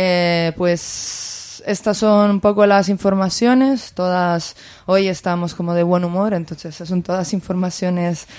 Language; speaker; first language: Spanish; native; Spanish